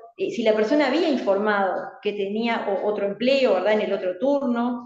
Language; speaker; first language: Spanish; native; Spanish